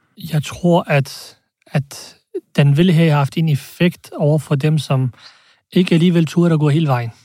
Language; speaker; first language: Danish; early bilingual, other home language; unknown